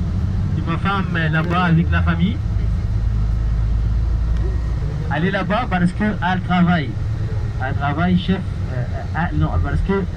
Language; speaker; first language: French; non-native, learner; Arabic